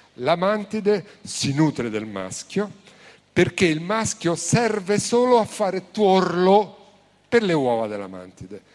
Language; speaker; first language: Italian; native; Italian